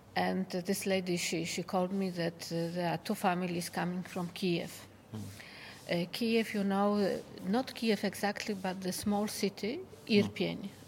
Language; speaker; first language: English; non-native, fluent; Polish